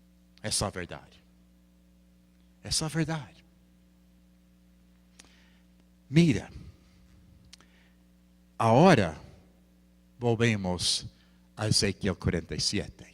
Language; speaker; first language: Spanish; non-native, fluent; English